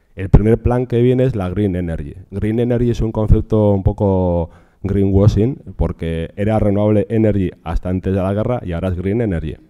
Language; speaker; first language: Spanish; non-native, local second language; Basque